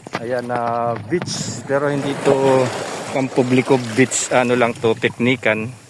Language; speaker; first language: Filipino; non-native, local second language; Pampanga